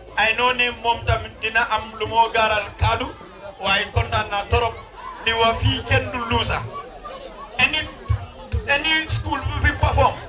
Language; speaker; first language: Wolof; native; Wolof